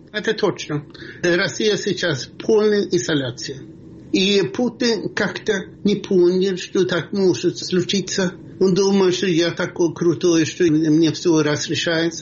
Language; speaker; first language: Russian; non-native, fluent; Swedish